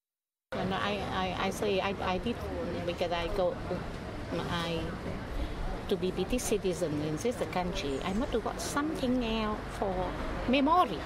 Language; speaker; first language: English; non-native, learner; Vietnamese